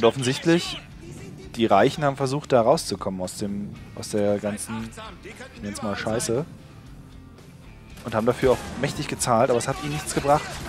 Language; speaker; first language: German; native; German